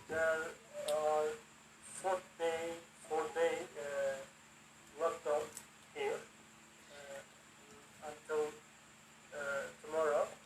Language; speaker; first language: English; non-native, learner; Turkish